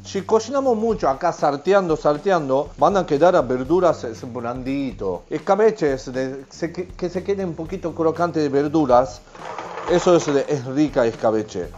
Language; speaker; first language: Spanish; non-native, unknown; Japanese